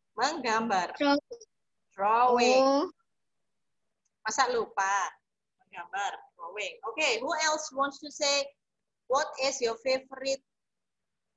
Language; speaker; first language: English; non-native, fluent; Indonesian